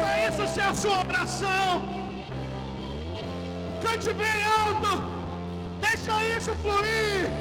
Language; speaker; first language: Portuguese; native; Portuguese